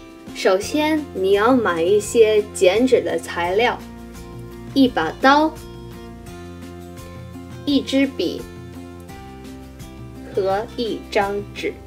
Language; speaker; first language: Chinese; non-native, learner; English